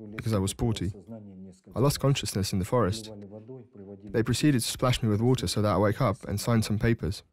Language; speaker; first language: English; non-native, fluent; Ukrainian